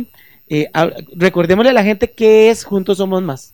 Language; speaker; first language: Spanish; native; Spanish